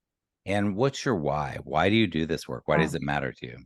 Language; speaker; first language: English; native; English